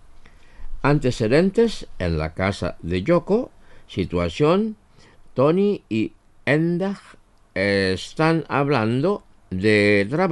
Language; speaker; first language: Spanish; non-native, fluent; Indonesian